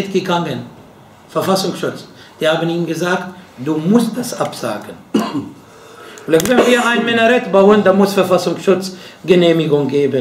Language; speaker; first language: German; non-native, fluent; Arabic